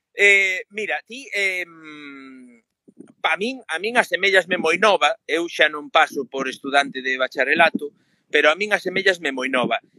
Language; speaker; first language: Galician; native; Galician